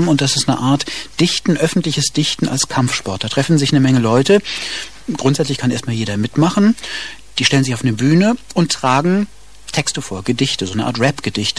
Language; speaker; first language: German; native; German